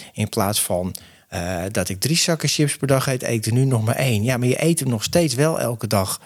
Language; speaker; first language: Dutch; native; Dutch